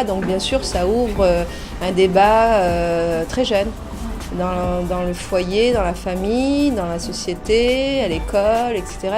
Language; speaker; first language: French; early bilingual, other home language; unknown